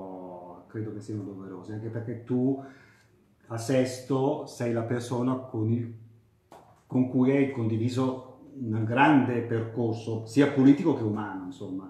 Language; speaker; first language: Italian; native; Italian